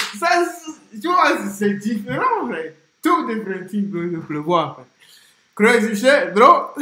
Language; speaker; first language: French; native; French